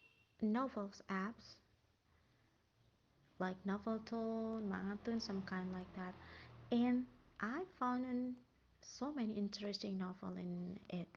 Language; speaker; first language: English; non-native, learner; Indonesian